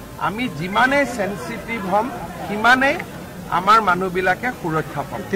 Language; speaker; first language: Assamese; native; Assamese